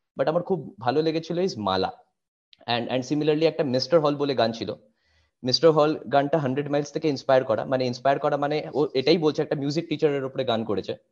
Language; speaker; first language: Bangla; non-native, local second language; Hindi